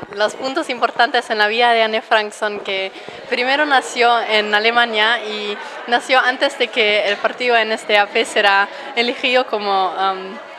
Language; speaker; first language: Spanish; non-native, fluent; German